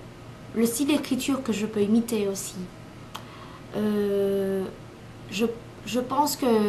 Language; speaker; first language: French; non-native, learner; Vietnamese